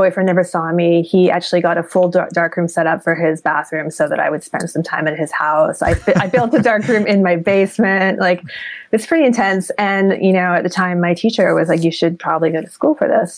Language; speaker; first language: English; native; English